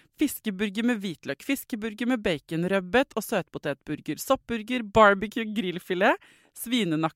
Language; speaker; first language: Norwegian; native; Norwegian